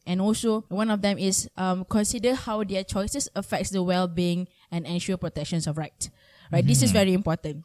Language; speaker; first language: English; non-native, local second language; Malay